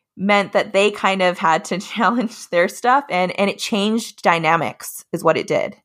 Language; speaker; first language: English; native; English